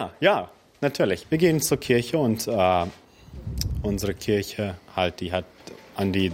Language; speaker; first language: German; early bilingual, other home language; Russian